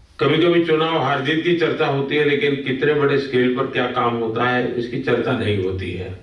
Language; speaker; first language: Hindi; non-native, local second language; Gujarati